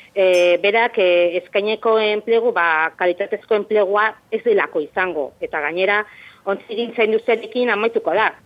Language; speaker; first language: Basque; non-native, local second language; Spanish